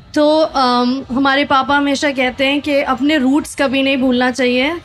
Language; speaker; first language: Hindi; native; Hindi